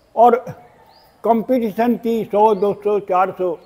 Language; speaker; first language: Hindi; native; Hindi